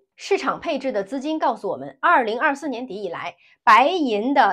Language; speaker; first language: Chinese; native; Chinese